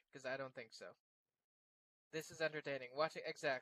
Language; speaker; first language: English; native; English